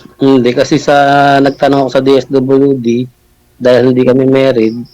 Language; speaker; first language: Filipino; native; Filipino